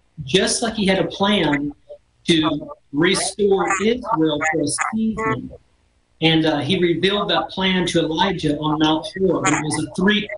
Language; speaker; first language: English; native; English